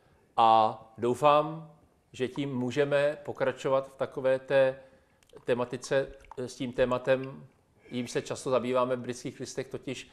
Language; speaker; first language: Czech; native; Czech